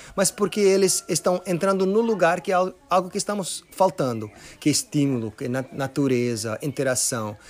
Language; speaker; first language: Portuguese; early bilingual, other home language; Arabic